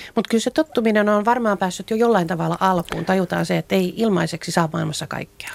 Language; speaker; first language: Finnish; native; Finnish